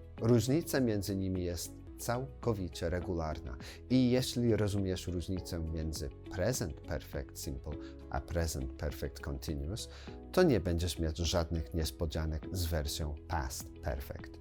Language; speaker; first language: Polish; non-native, fluent; English